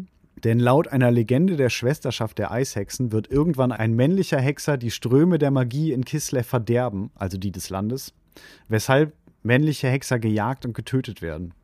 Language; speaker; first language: German; native; German